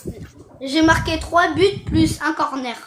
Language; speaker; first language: French; early bilingual, other home language; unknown